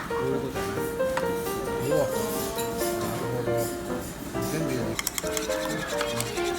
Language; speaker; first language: Japanese; native; Japanese